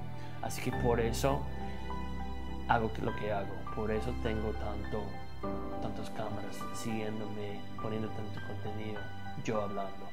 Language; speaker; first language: Spanish; non-native, fluent; English